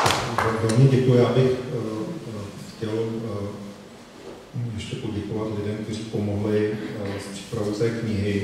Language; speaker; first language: Czech; native; Czech